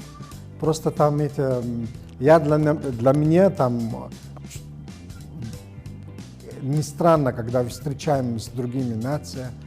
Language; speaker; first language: Russian; non-native, learner; Arabic